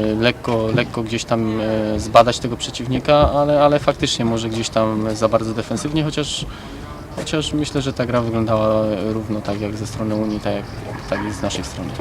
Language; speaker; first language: Polish; native; Polish